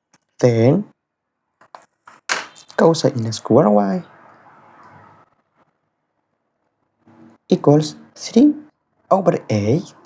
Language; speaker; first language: English; non-native, fluent; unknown